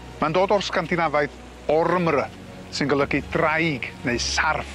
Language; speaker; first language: Welsh; native; Welsh